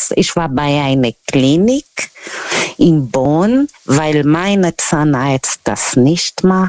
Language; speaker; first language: German; non-native, learner; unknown